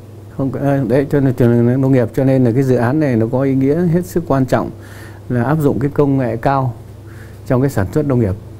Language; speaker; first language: Vietnamese; native; Vietnamese